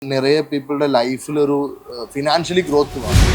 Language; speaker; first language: Tamil; non-native, learner; Malayalam